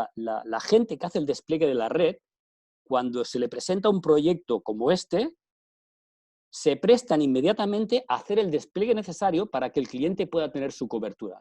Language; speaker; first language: Spanish; native; Spanish